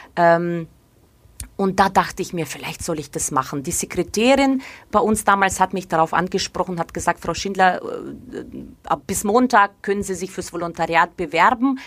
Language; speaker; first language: German; non-native, fluent; Ukrainian